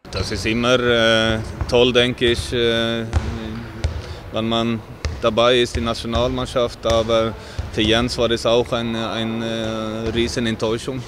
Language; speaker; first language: German; non-native, fluent; Swedish